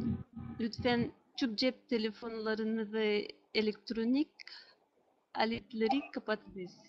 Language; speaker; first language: Turkish; non-native, learner; Russian